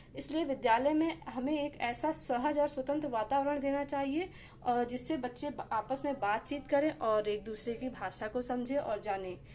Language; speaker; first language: Hindi; native; Hindi